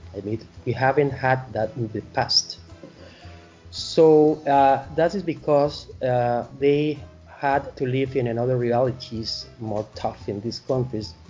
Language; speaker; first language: English; non-native, fluent; Spanish